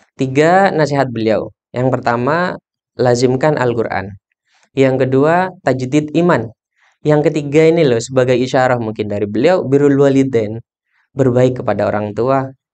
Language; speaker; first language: Indonesian; non-native, local second language; Madurese